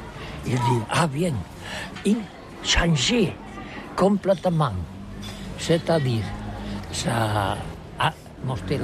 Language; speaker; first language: French; non-native, learner; Catalan